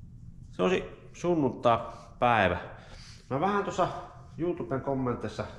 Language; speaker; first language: Finnish; native; Finnish